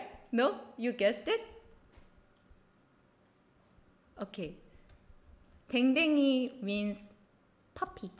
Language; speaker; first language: English; non-native, fluent; Korean